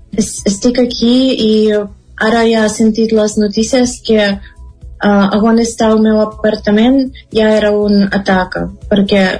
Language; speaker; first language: Catalan; non-native, fluent; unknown